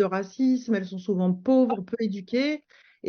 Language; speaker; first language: French; native; French